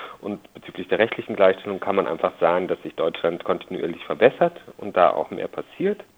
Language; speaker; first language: German; native; German